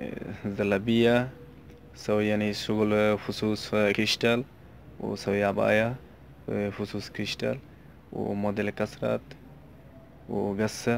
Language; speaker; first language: Arabic; non-native, learner; Bangla